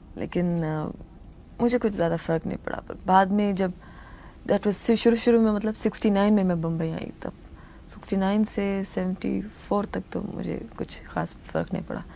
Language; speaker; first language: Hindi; non-native, local second language; Tamil